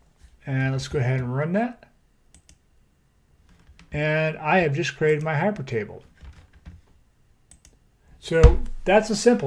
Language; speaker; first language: English; native; English